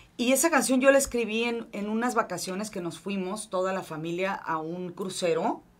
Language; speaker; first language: Spanish; native; Spanish